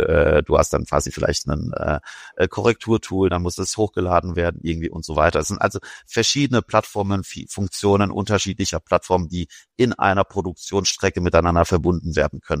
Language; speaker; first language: German; native; German